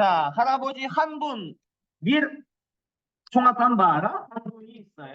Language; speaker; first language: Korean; non-native, fluent; Kyrgyz